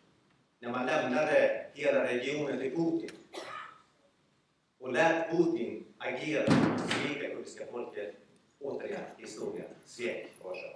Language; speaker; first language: Swedish; early bilingual, other home language; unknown